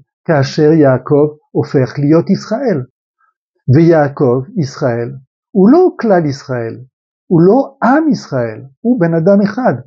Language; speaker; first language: Hebrew; non-native, fluent; French